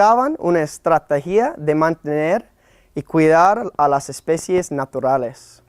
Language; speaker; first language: Spanish; non-native, learner; English